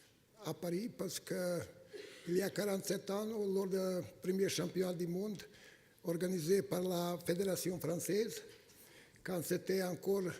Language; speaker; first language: French; non-native, fluent; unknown